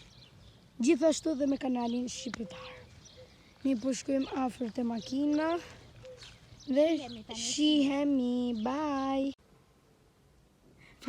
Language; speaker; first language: Albanian; early bilingual, heritage; Albanian